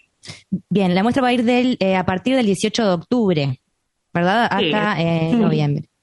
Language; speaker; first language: Spanish; native; Spanish